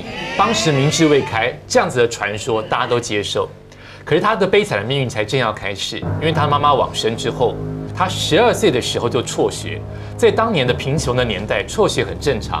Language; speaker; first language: Chinese; native; Chinese